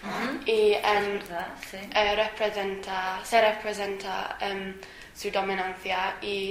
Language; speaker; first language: Spanish; non-native, learner; English